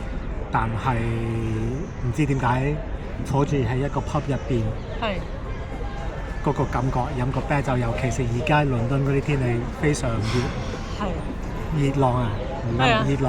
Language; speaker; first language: Cantonese; early bilingual, heritage; Cantonese